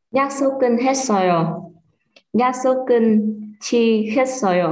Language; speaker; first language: Korean; non-native, learner; Vietnamese